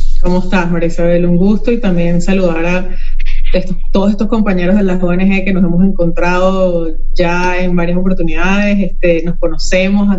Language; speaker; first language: Spanish; native; Spanish